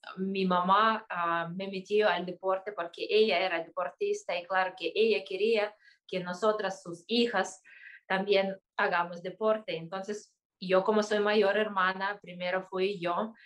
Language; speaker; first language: Spanish; non-native, fluent; Kyrgyz